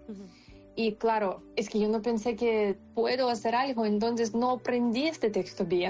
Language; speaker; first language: Spanish; non-native, fluent; Ukrainian